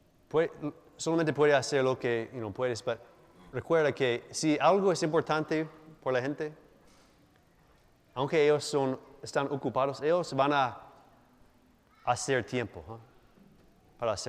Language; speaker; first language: Spanish; non-native, fluent; English